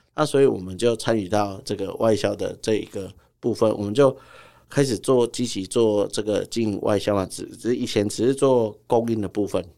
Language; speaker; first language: Chinese; native; Chinese